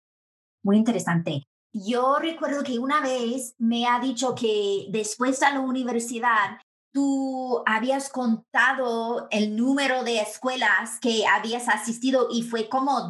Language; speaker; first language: Spanish; non-native, fluent; English